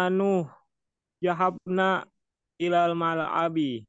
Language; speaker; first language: Indonesian; non-native, learner; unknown